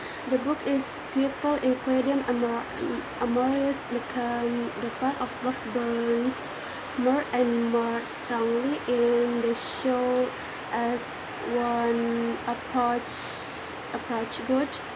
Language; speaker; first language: English; non-native, learner; Indonesian